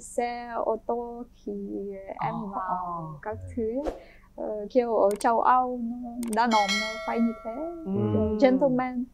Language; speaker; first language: Vietnamese; non-native, fluent; Ukrainian